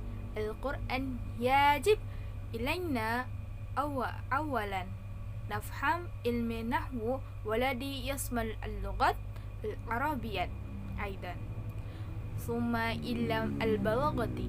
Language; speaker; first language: Arabic; non-native, learner; Indonesian